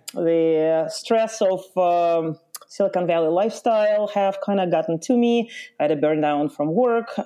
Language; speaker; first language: English; early bilingual, other home language; Lithuanian